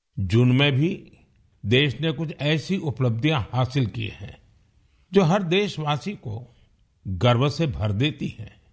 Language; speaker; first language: Hindi; non-native, local second language; Gujarati